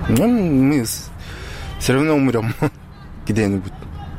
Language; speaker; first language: Russian; non-native, learner; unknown